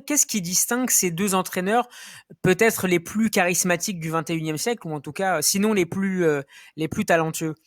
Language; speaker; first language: French; native; French